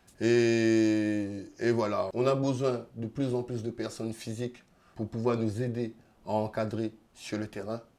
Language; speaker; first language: French; non-native, local second language; Réunion Creole French